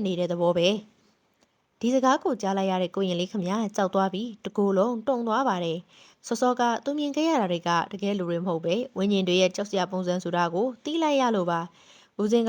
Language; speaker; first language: Burmese; native; Burmese